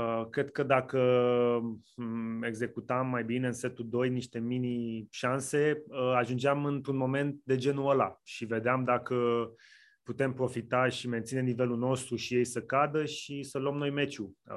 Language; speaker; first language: Romanian; native; Romanian